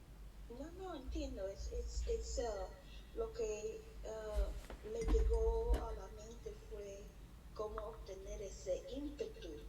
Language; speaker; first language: Spanish; early bilingual, heritage; Spanish